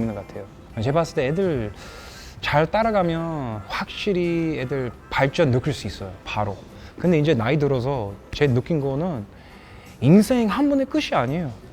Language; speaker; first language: Korean; non-native, fluent; English